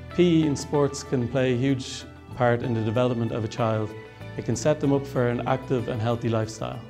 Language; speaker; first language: English; native; English